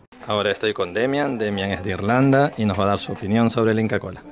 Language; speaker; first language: Spanish; native; Spanish